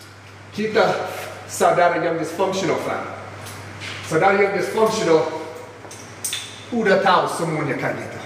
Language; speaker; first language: Indonesian; non-native, fluent; English